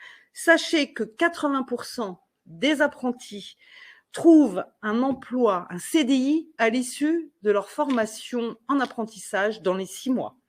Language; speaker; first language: French; native; French